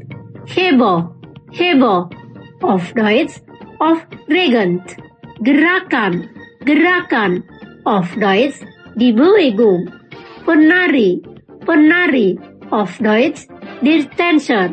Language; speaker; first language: German; non-native, fluent; Indonesian